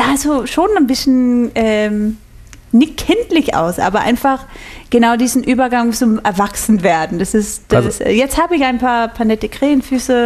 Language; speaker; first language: German; non-native, fluent; Danish